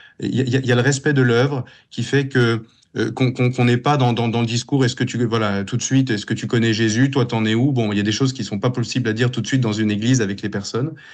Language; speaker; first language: French; native; French